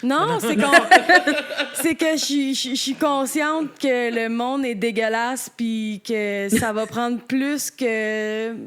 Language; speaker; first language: French; native; French